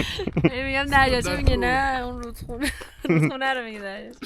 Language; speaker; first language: Persian; native; Persian